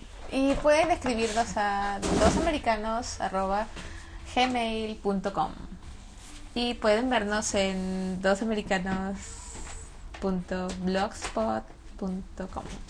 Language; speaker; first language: Spanish; native; Spanish